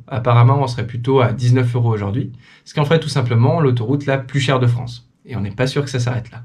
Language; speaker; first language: French; native; French